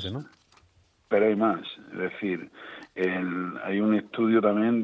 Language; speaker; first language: Spanish; native; Spanish